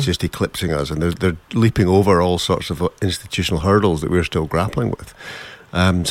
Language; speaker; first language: English; native; English